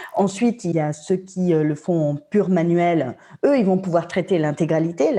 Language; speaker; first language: French; non-native, fluent; Spanish